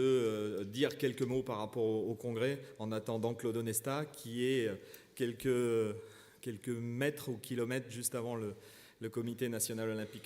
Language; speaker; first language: French; native; French